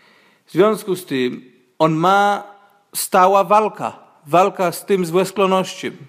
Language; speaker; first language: Polish; non-native, fluent; Hebrew